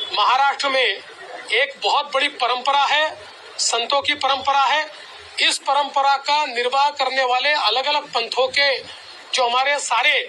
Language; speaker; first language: Hindi; non-native, local second language; Marathi